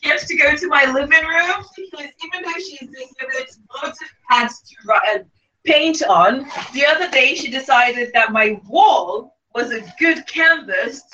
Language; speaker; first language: English; non-native, local second language; Yoruba